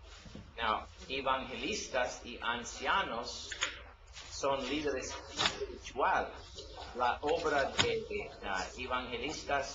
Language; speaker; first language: Spanish; non-native, learner; English